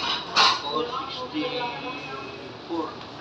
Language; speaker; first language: Filipino; non-native, learner; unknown